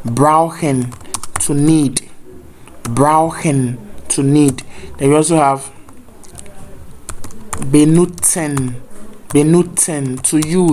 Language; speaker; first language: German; non-native, fluent; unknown